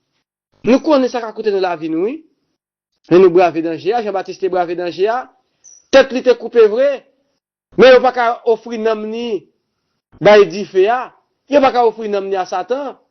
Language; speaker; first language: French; non-native, local second language; Haitian Creole